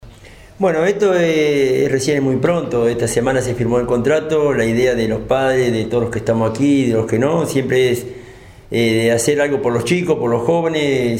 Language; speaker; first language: Spanish; native; Spanish